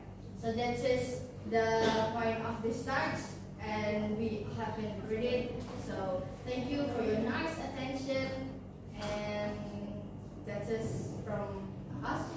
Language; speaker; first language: English; non-native, learner; Indonesian